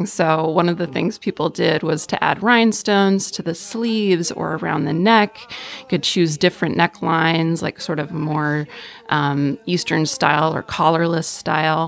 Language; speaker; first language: English; native; English